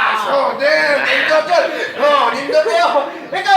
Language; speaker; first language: Filipino; non-native, local second language; Cebuano